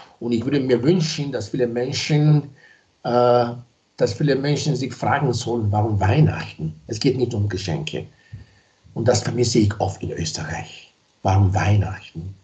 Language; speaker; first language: German; non-native, fluent; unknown